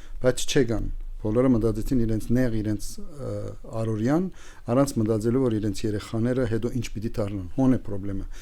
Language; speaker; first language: Armenian; early bilingual, heritage; Armenian